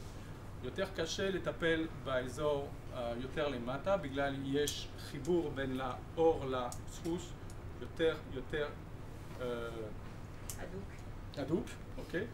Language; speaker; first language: Hebrew; non-native, fluent; French